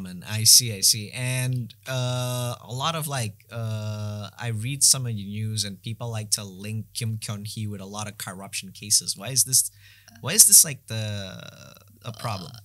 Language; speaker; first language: English; non-native, fluent; Indonesian